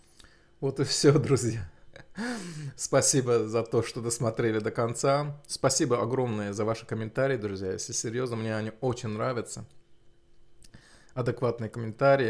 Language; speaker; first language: Russian; non-native, fluent; Azerbaijani